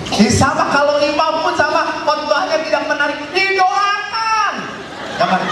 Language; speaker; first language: Indonesian; non-native, local second language; Javanese